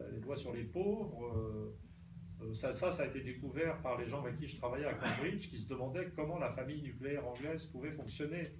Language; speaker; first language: French; native; French